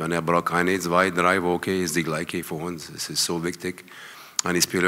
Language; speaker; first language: German; non-native, learner; French